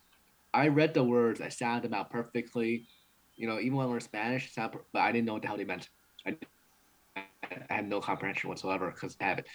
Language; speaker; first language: English; early bilingual, other home language; Cantonese